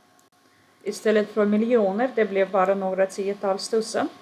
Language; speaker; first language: Swedish; non-native, fluent; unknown